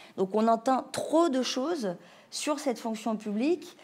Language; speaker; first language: French; native; French